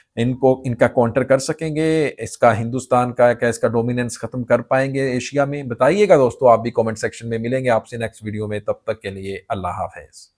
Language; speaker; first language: Urdu; native; Urdu